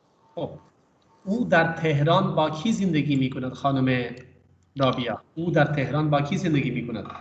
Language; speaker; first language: Persian; non-native, fluent; Urdu